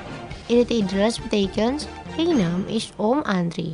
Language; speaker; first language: Dutch; non-native, learner; Indonesian